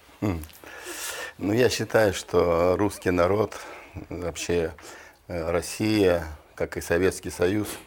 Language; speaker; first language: Russian; native; Russian